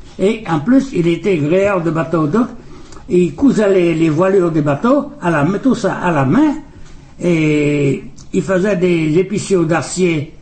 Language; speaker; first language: French; native; French